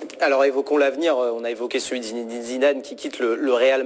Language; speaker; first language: French; native; French